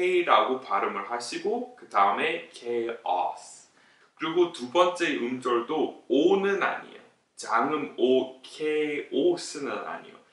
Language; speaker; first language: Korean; non-native, fluent; English